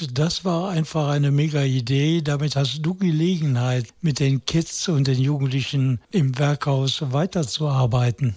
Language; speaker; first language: German; native; German